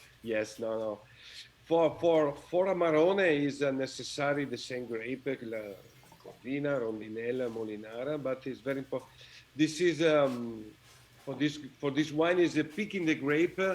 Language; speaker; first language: English; non-native, learner; Italian